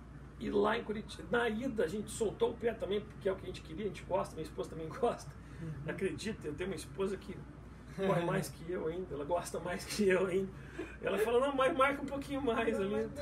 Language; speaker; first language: Portuguese; native; Portuguese